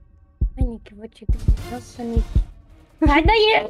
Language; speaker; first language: Portuguese; native; Portuguese